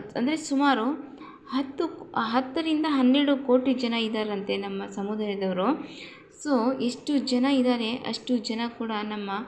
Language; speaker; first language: Kannada; non-native, local second language; Lambadi